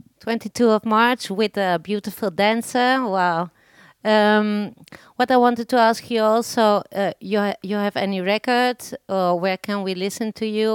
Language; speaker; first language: English; non-native, learner; Spanish